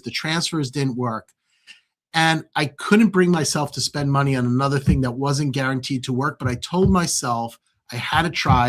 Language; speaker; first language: English; native; English